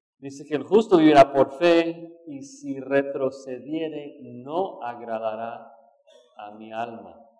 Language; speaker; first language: Spanish; non-native, fluent; English